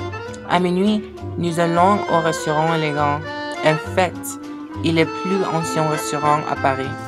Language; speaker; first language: French; non-native, learner; English